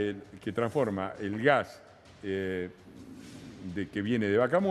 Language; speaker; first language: Spanish; native; Spanish